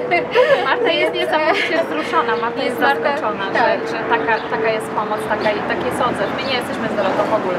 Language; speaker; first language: Polish; native; Polish